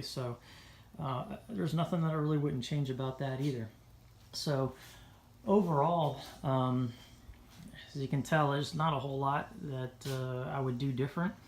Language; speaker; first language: English; native; English